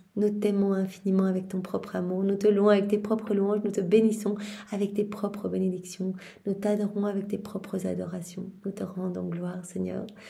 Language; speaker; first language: French; native; French